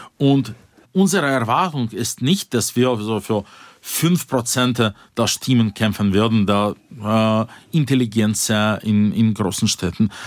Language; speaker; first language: German; non-native, fluent; Russian